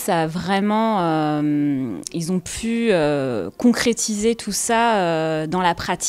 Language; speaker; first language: French; native; French